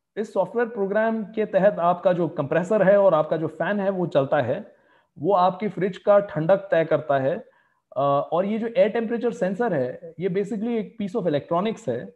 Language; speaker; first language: Hindi; native; Hindi